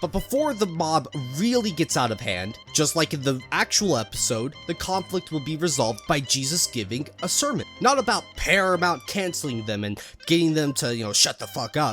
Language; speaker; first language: English; native; English